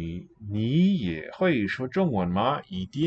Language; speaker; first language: Chinese; non-native, learner; English